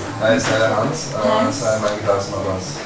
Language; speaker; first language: Indonesian; non-native, learner; German